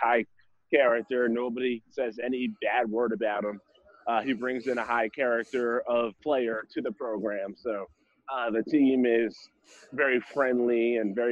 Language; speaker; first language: English; native; English